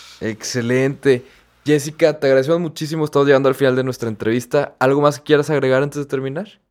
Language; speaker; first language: Spanish; native; Spanish